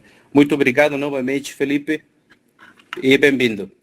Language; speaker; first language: Portuguese; non-native, fluent; Spanish